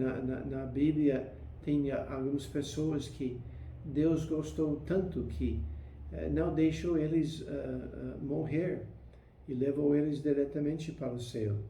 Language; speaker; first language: Portuguese; non-native, fluent; English